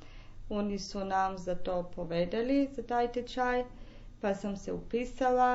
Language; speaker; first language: Slovenian; non-native, local second language; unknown